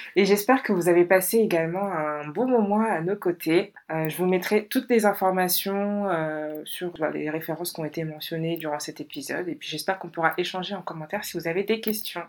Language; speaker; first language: French; native; French